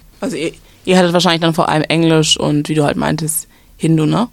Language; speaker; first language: German; native; German